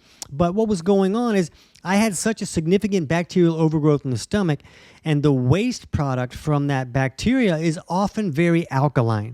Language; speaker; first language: English; native; English